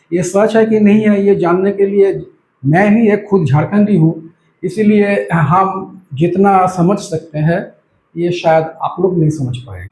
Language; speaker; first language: Hindi; non-native, local second language; Bangla